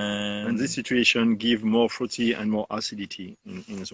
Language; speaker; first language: English; non-native, learner; French